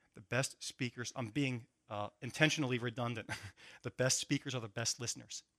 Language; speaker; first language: English; native; English